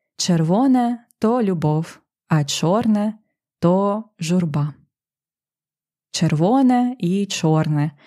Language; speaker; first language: Ukrainian; native; Ukrainian